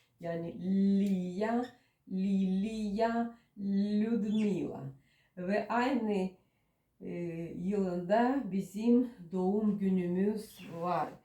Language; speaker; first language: Turkish; non-native, learner; Russian